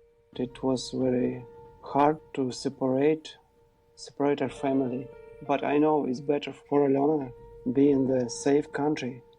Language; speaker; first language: English; non-native, learner; Ukrainian